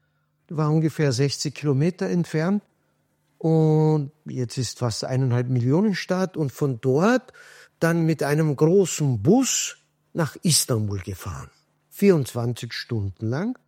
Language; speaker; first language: German; non-native, fluent; Kurdish